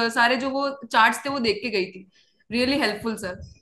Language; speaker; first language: Hindi; native; Hindi